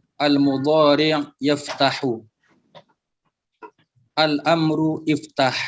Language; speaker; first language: Arabic; non-native, learner; Indonesian